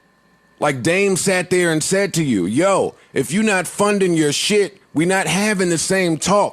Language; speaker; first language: English; native; English